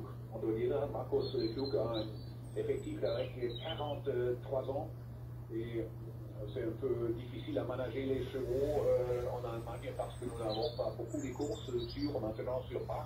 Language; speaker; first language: French; non-native, fluent; German